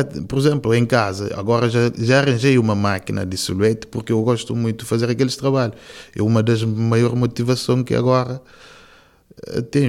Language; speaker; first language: Portuguese; non-native, local second language; Kabuverdianu